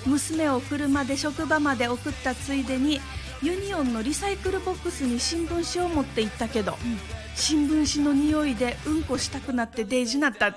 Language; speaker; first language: Japanese; native; Japanese